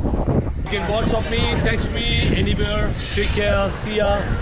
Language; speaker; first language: English; non-native, local second language; Malayalam